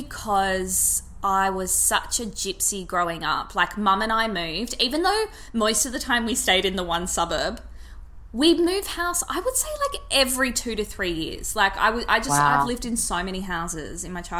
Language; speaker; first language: English; native; English